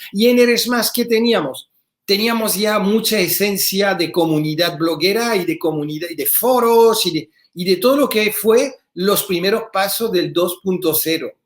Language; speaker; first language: Spanish; early bilingual, heritage; Spanish